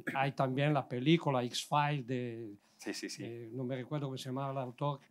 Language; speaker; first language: Spanish; non-native, learner; Italian